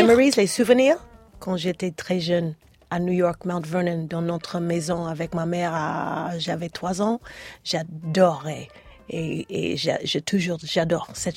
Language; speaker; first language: French; non-native, learner; English